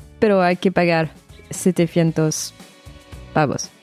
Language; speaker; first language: Spanish; non-native, fluent; French